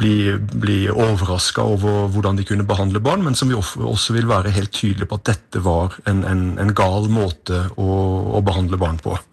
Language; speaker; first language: Norwegian; native; Norwegian